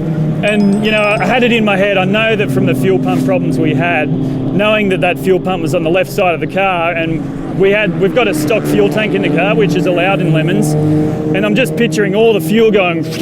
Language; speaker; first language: English; native; English